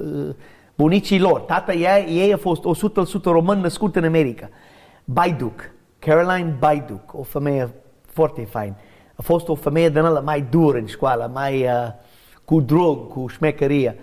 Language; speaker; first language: Romanian; non-native, learner; English